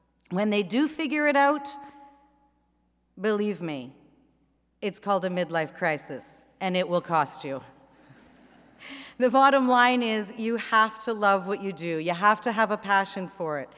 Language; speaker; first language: English; native; English